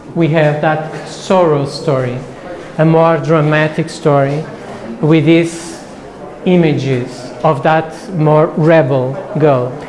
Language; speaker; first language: English; non-native, fluent; Portuguese